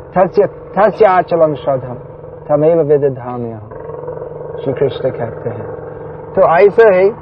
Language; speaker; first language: Hindi; non-native, fluent; English